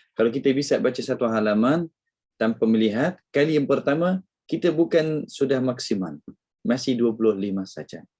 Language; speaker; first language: Malay; non-native, fluent; Arabic